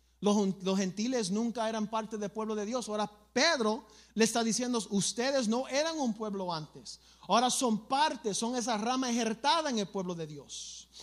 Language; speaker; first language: Spanish; early bilingual, other home language; English